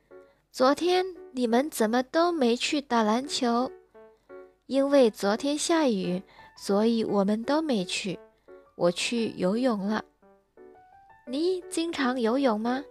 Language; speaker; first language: Chinese; non-native, fluent; Indonesian